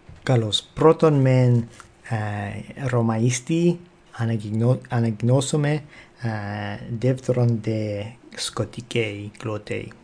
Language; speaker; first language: Greek; non-native, fluent; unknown